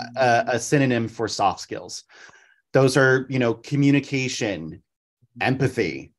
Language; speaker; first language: English; native; English